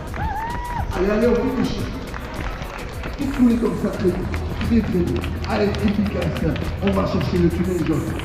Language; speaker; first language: French; native; French